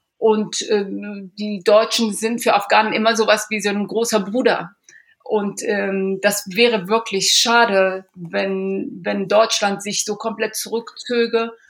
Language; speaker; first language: German; early bilingual, other home language; Persian